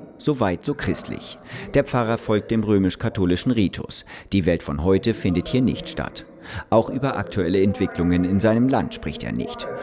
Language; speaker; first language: German; native; German